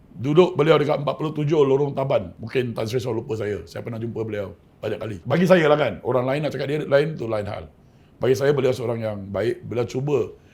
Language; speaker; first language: Malay; non-native, local second language; Chinese